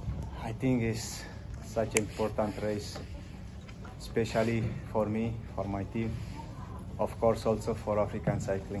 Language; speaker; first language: English; non-native, learner; Tigrinya